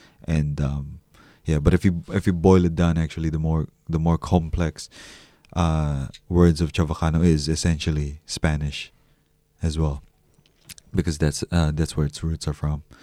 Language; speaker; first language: English; early bilingual, other home language; Chavacano